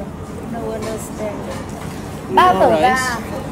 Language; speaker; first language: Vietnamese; non-native, learner; Filipino